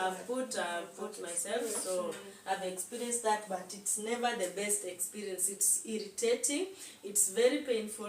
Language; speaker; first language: English; non-native, local second language; Swahili